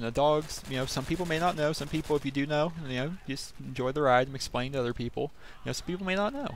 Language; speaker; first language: English; native; English